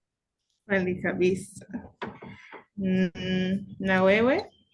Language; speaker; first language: Swahili; non-native, learner; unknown